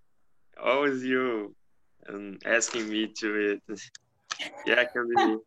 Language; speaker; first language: English; non-native, learner; Portuguese